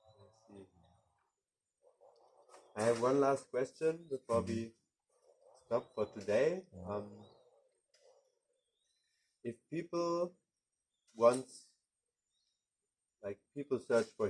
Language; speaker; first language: English; non-native, fluent; German